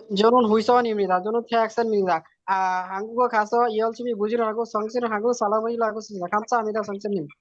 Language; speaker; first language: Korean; non-native, learner; Bangla